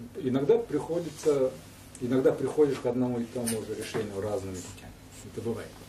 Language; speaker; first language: Russian; non-native, local second language; Kazakh